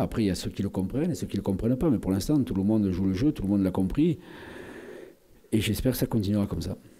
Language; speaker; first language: French; native; French